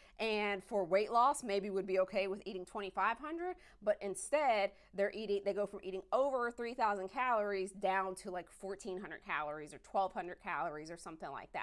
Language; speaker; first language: English; native; English